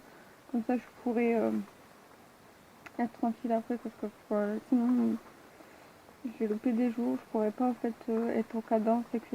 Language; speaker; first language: French; native; French